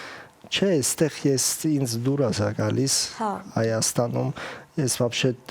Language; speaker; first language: Armenian; early bilingual, heritage; Russian